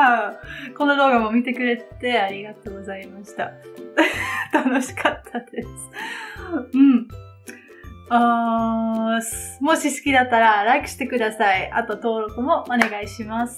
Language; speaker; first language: Japanese; non-native, learner; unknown